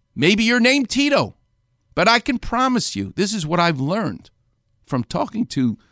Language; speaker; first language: English; native; English